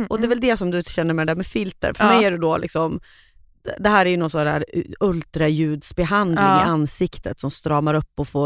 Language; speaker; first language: Swedish; native; Swedish